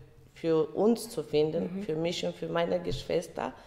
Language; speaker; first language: German; early bilingual, other home language; Romany